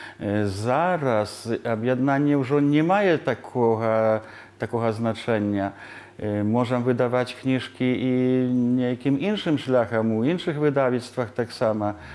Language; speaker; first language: Belarusian; native; Belarusian